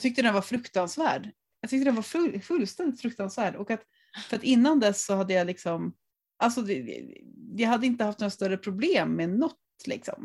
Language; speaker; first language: Swedish; native; Swedish